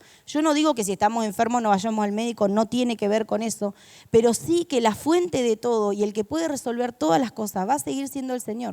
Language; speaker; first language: Spanish; native; Spanish